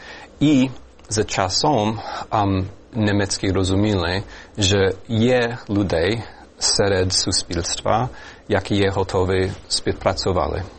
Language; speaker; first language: Ukrainian; non-native, fluent; English